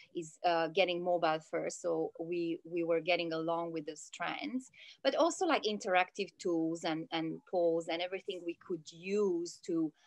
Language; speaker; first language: English; non-native, fluent; Italian